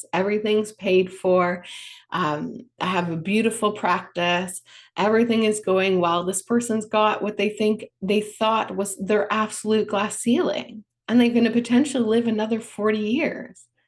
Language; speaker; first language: English; native; English